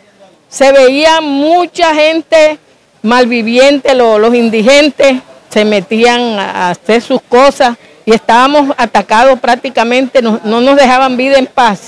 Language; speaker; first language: Spanish; native; Spanish